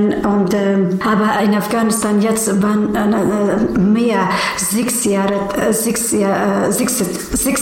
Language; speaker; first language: German; non-native, learner; Persian